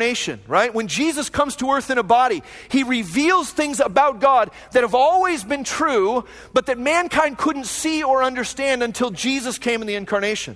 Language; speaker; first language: English; native; English